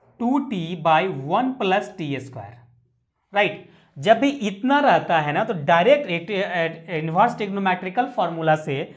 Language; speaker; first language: Hindi; native; Hindi